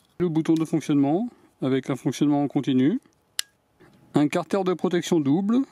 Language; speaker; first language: French; native; French